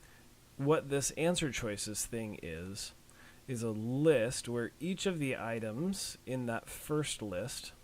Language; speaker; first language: English; native; English